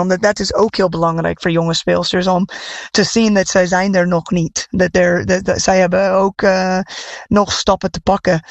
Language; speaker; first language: Dutch; non-native, fluent; English